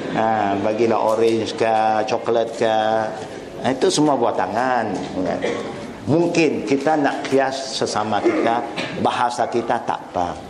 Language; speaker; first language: Malay; non-native, local second language; Chinese